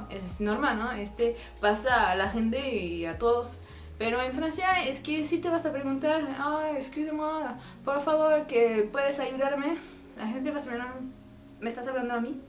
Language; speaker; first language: Spanish; non-native, learner; French